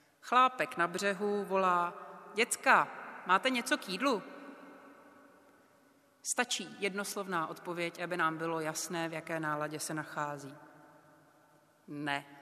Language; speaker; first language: Czech; native; Czech